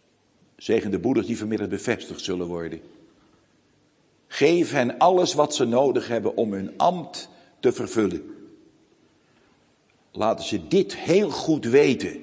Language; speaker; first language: Dutch; native; Dutch